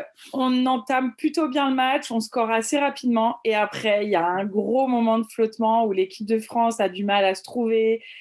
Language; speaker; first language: French; native; French